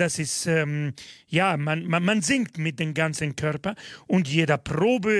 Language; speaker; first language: German; non-native, fluent; Spanish